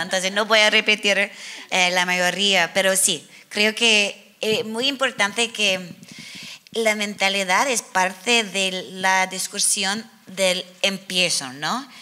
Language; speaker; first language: Spanish; non-native, learner; English